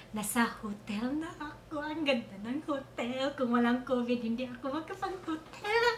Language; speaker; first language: Filipino; non-native, local second language; Cebuano